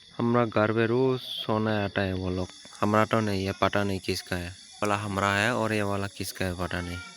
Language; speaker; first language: Hindi; non-native, local second language; Kok Borok